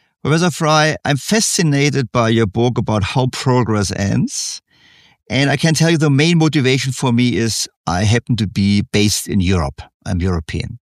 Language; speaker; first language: English; non-native, fluent; German